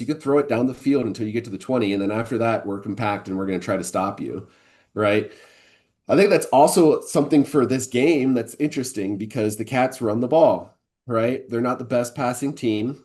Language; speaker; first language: English; native; English